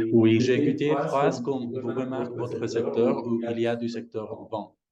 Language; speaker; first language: French; non-native, learner; Spanish